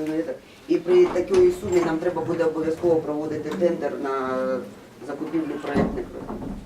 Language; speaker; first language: Ukrainian; native; Ukrainian